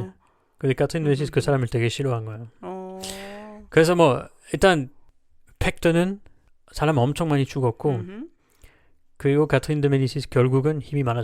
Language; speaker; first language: Korean; non-native, learner; French